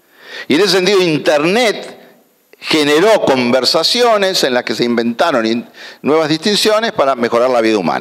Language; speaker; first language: Spanish; native; Spanish